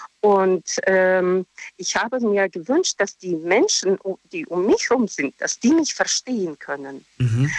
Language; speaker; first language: German; non-native, learner; Russian